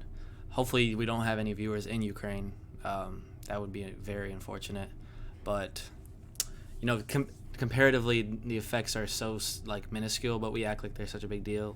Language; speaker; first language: English; native; English